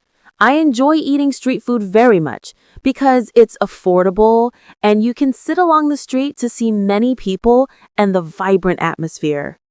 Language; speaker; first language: English; non-native, learner; Vietnamese